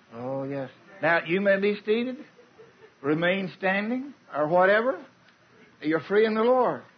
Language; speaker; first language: English; native; English